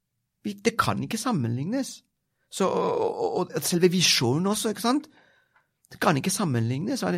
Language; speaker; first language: Norwegian; non-native, fluent; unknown